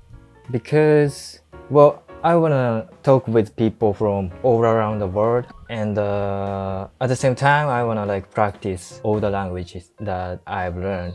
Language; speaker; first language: English; non-native, fluent; Japanese